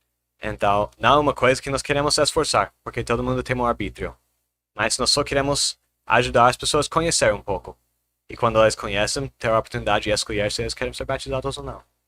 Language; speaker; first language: Portuguese; non-native, fluent; English